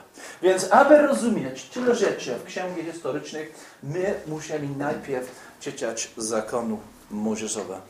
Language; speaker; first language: Polish; non-native, fluent; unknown